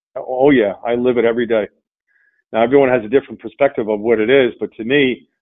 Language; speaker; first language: English; native; English